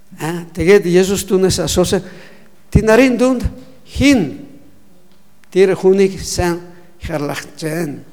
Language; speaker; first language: Mongolian; non-native, learner; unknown